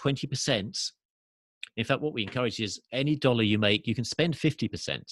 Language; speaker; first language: English; native; English